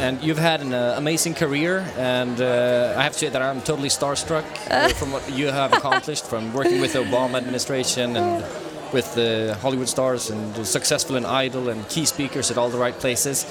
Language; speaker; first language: English; non-native, fluent; Swedish